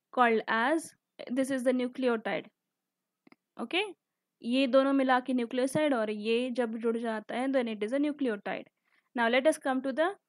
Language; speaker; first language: Hindi; native; Hindi